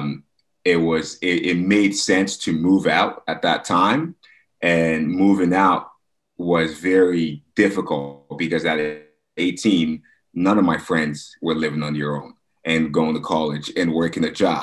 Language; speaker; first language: English; non-native, local second language; Yoruba